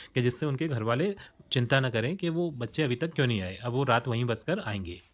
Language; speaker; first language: Hindi; native; Hindi